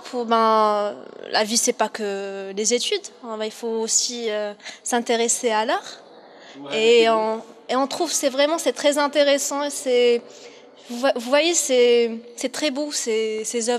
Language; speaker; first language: French; non-native, local second language; Arabic